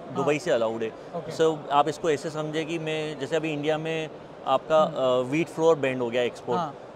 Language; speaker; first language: Hindi; native; Hindi